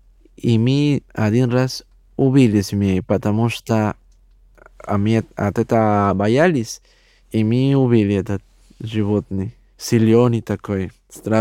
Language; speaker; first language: Russian; non-native, learner; Spanish